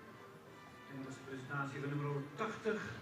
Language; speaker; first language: Dutch; native; Dutch